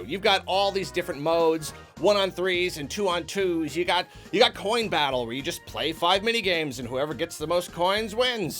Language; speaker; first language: English; native; English